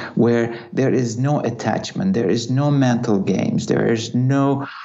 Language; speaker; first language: English; non-native, fluent; Turkish